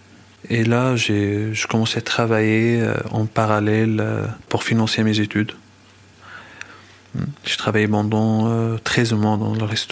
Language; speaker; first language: French; non-native, fluent; Arabic